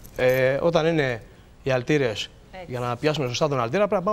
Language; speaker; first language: Greek; native; Greek